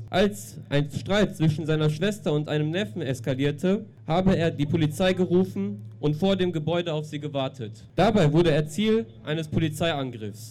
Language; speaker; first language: German; native; German